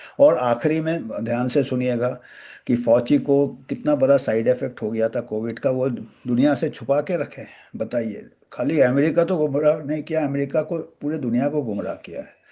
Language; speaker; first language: Hindi; non-native, local second language; Bangla